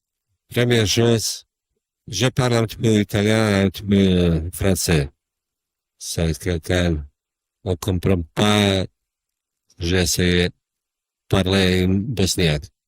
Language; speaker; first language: French; non-native, learner; Bosnian